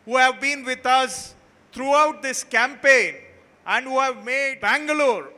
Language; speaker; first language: English; non-native, local second language; Kannada